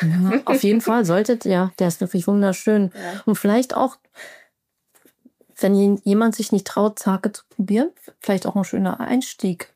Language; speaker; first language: German; non-native, learner; Japanese